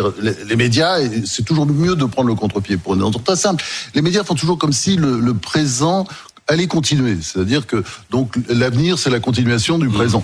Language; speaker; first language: French; native; French